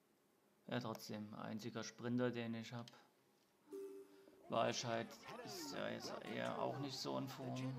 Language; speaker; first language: German; native; German